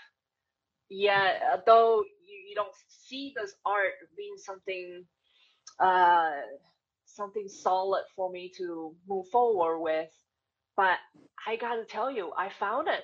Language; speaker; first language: English; non-native, fluent; Chinese